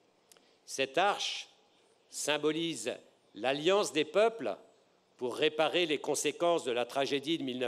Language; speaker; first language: French; native; French